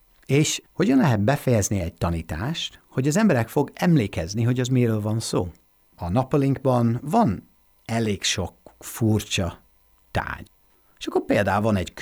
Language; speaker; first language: Hungarian; non-native, fluent; English